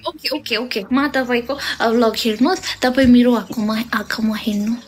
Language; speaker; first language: Nepali; non-native, learner; Hindi